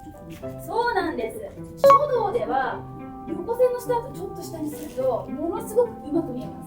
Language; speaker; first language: Japanese; native; Japanese